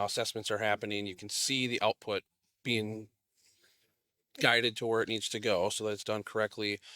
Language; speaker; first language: English; native; English